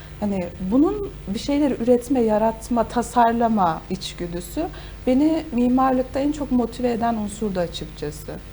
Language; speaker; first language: Turkish; native; Turkish